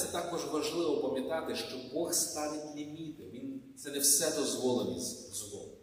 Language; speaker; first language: Ukrainian; native; Ukrainian